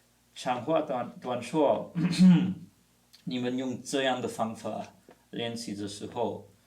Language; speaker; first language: Chinese; non-native, fluent; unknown